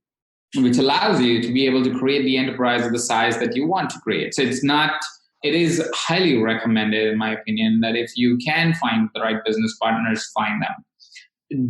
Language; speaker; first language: English; non-native, local second language; Hindi